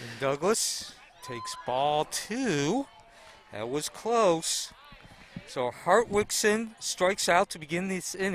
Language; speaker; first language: English; native; English